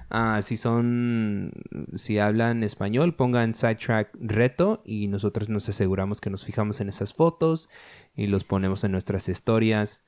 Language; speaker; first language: Spanish; early bilingual, heritage; Spanish